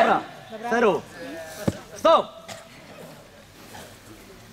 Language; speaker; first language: Polish; native; Polish